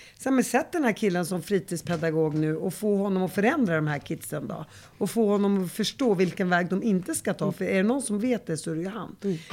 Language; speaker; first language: Swedish; early bilingual, other home language; Arabic